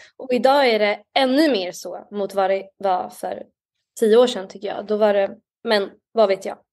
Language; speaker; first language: Swedish; native; Swedish